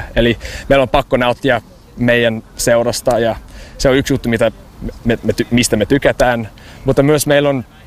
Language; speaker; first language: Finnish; early bilingual, heritage; English